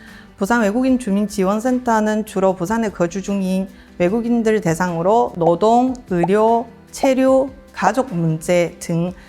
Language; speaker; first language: Korean; non-native, fluent; Chinese